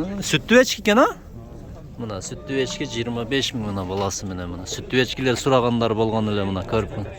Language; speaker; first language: Kyrgyz; non-native, local second language; Uzbek